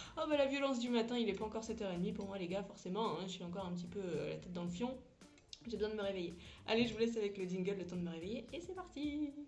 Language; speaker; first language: French; native; French